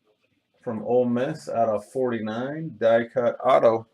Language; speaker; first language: English; native; English